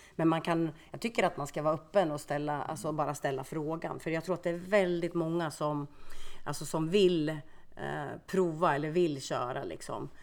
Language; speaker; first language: Swedish; early bilingual, other home language; Finnish